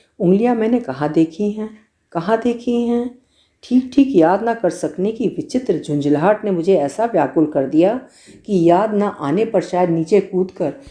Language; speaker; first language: Hindi; native; Hindi